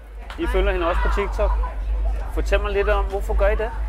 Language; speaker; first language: Danish; native; Danish